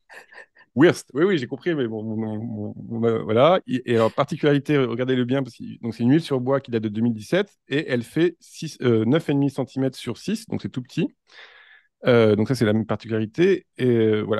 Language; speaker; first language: French; native; French